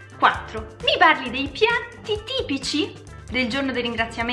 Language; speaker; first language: Italian; native; Italian